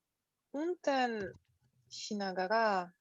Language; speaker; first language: Japanese; non-native, learner; English